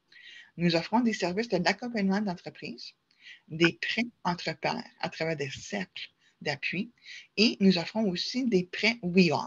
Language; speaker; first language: French; native; French